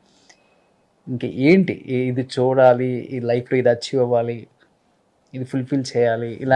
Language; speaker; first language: Telugu; native; Telugu